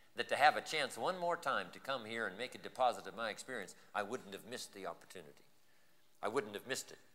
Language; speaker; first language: English; native; English